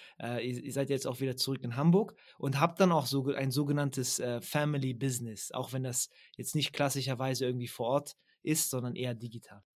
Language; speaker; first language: German; early bilingual, other home language; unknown